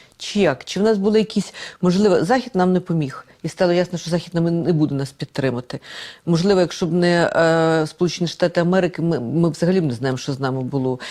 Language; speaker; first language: Ukrainian; non-native, local second language; Russian